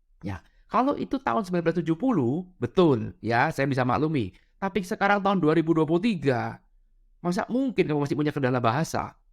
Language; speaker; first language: Indonesian; non-native, local second language; Madurese